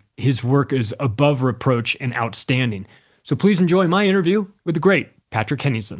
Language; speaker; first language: English; native; English